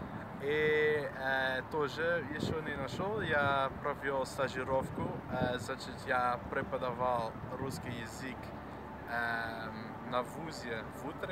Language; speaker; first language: Russian; non-native, fluent; Dutch